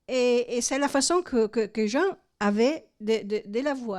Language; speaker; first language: French; non-native, fluent; Italian